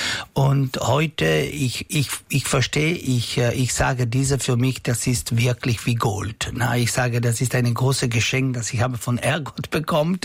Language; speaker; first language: German; non-native, local second language; Italian